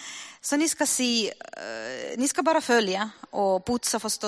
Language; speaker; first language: Swedish; non-native, fluent; Russian